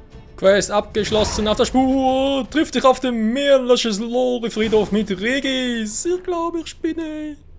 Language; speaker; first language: German; native; German